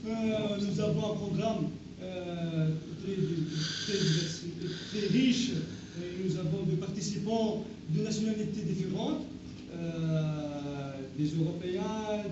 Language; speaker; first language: French; non-native, local second language; Arabic